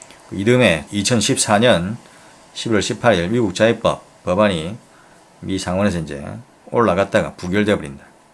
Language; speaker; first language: Korean; native; Korean